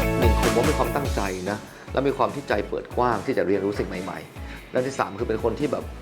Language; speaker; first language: Thai; native; Thai